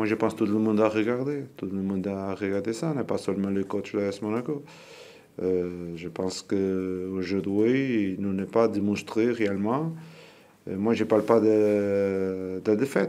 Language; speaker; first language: French; non-native, learner; Portuguese